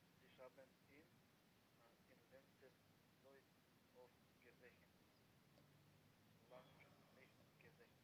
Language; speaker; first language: German; non-native, learner; Macedonian